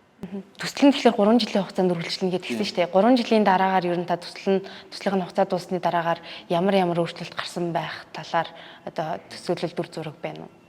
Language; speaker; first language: Mongolian; native; Mongolian